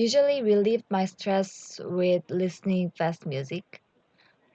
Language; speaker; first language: English; non-native, learner; Korean